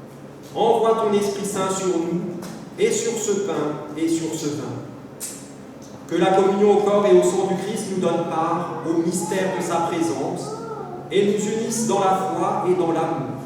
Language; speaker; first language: French; native; French